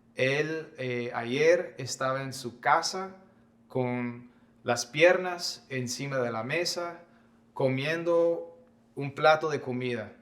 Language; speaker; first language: Spanish; non-native, fluent; English